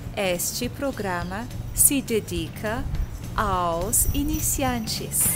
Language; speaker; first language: Portuguese; non-native, fluent; German